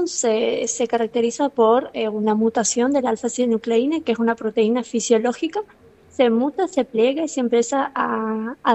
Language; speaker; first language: Spanish; native; Spanish